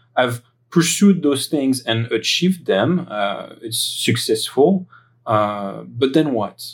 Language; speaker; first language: English; non-native, fluent; French